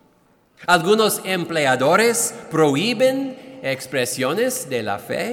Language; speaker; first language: Spanish; non-native, fluent; English